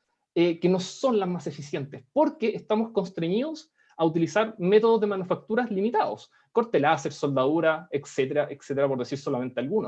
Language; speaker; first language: Spanish; native; Spanish